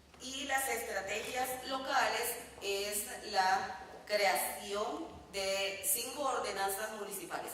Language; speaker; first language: Spanish; native; Spanish